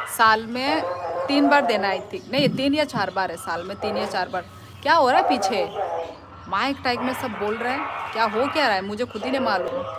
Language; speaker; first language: Hindi; non-native, local second language; Kok Borok